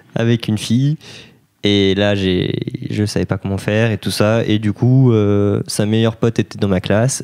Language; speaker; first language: French; native; French